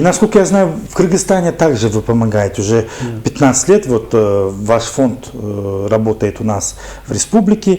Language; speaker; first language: Russian; native; Russian